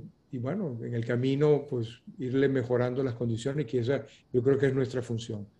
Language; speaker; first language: Spanish; native; Spanish